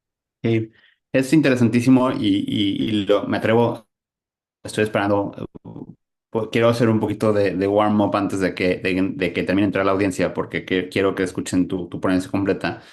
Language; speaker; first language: Spanish; native; Spanish